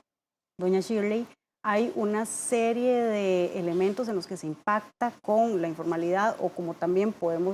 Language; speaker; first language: Spanish; native; Spanish